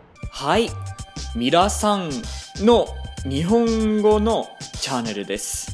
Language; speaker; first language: Japanese; non-native, fluent; English